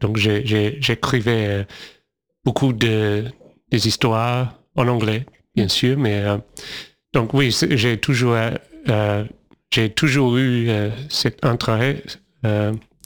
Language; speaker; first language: French; non-native, fluent; English